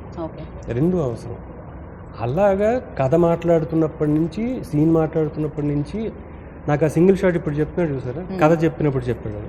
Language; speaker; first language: Telugu; native; Telugu